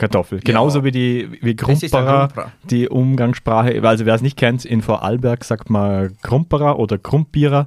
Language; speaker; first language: German; native; German